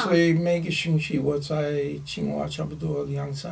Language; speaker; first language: Chinese; non-native, learner; English